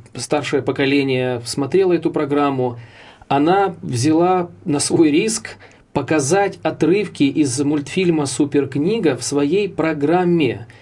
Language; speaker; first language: Russian; native; Russian